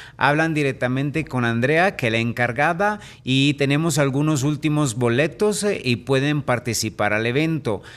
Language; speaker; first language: Spanish; non-native, fluent; Italian